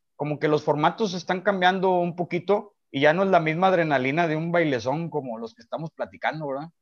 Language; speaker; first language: Spanish; native; Spanish